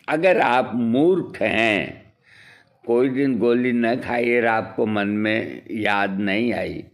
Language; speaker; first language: Hindi; native; Hindi